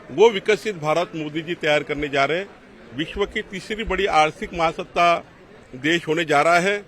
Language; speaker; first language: Hindi; non-native, local second language; Marathi